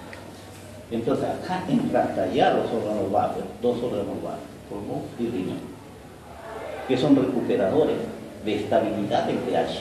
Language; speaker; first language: Spanish; native; Spanish